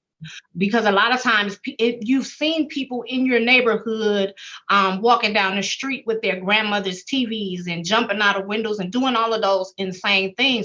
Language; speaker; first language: English; native; English